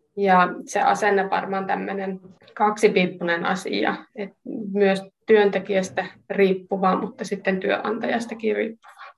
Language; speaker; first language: Finnish; non-native, fluent; Hungarian